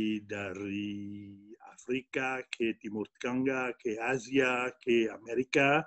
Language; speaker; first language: Indonesian; non-native, fluent; French